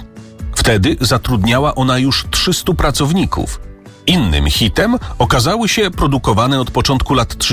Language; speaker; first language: Polish; native; Polish